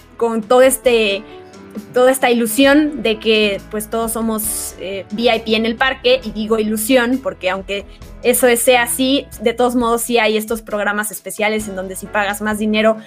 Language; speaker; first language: Spanish; native; Spanish